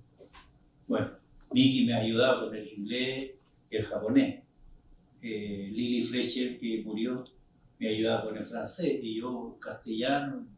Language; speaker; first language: Spanish; non-native, local second language; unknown